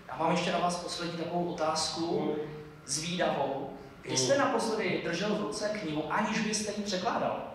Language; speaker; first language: Czech; native; Czech